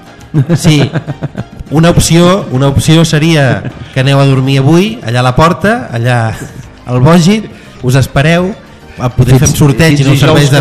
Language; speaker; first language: Catalan; native; Catalan